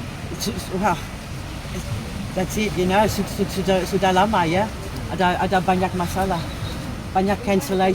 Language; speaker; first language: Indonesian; non-native, learner; English